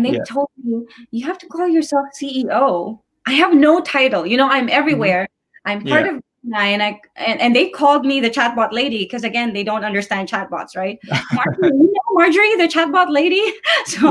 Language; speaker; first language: English; non-native, local second language; Filipino